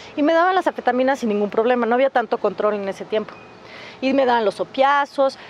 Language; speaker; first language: Spanish; native; Spanish